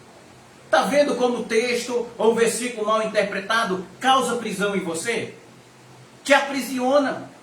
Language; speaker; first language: Portuguese; native; Portuguese